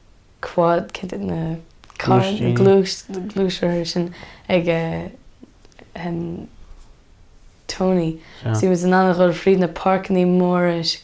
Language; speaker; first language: Irish; native; Irish